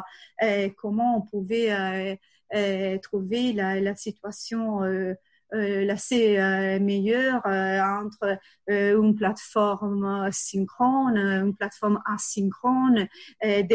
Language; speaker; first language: French; non-native, fluent; Italian